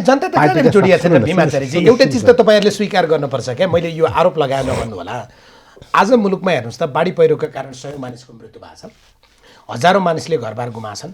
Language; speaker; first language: Nepali; native; Nepali